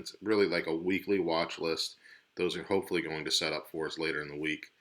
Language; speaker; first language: English; native; English